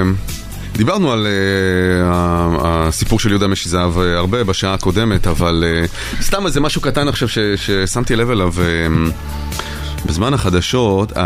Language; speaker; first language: Hebrew; native; Hebrew